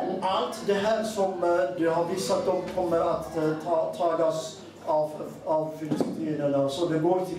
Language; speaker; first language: Swedish; non-native, fluent; Amharic